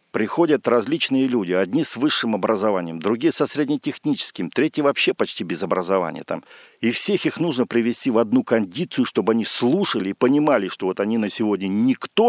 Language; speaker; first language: Russian; native; Russian